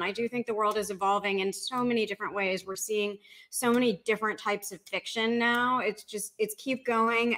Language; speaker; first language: English; native; English